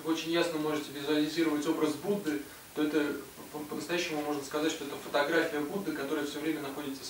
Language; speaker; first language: Russian; native; Russian